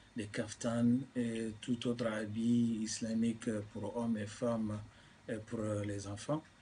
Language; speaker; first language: French; non-native, local second language; Hausa